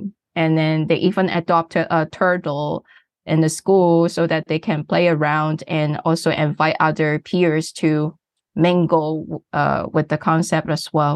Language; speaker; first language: English; non-native, local second language; Cantonese